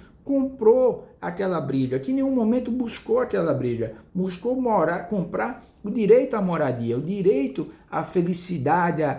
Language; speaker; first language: Portuguese; native; Portuguese